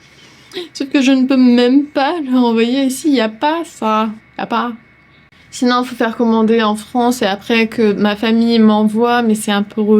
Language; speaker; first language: French; native; French